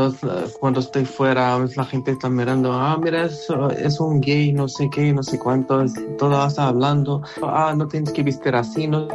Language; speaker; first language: Spanish; non-native, learner; Arabic